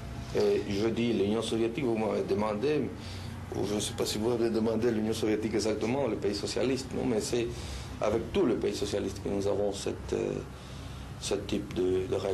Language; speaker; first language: French; non-native, local second language; Spanish